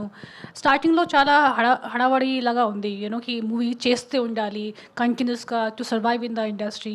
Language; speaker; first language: Telugu; non-native, fluent; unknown